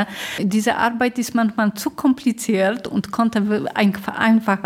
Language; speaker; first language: German; non-native, fluent; Polish